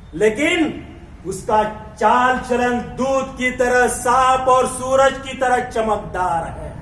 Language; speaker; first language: Hindi; non-native, local second language; Marathi